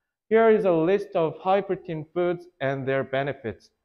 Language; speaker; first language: English; non-native, fluent; Korean